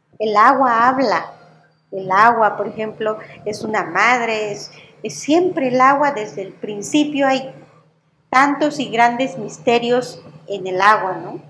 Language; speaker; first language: Spanish; non-native, local second language; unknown